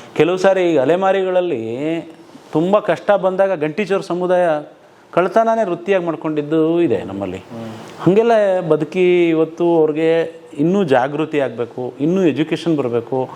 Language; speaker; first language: Kannada; non-native, local second language; Lambadi